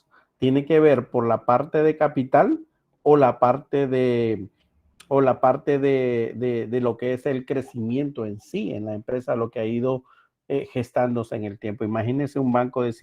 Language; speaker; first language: Spanish; native; Spanish